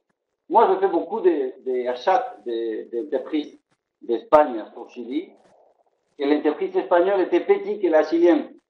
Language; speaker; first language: French; non-native, fluent; Spanish